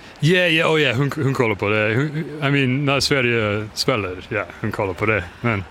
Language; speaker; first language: Swedish; non-native, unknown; English